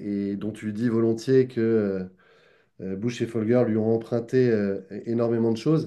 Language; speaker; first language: French; native; French